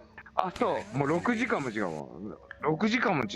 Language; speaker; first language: Japanese; native; Japanese